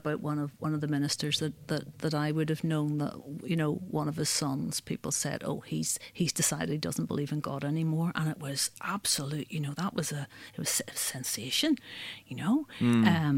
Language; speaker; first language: English; native; English